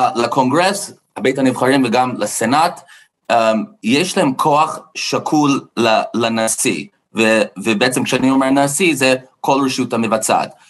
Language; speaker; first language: Hebrew; non-native, fluent; English